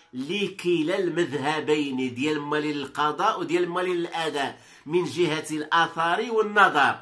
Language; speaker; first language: Arabic; native; Arabic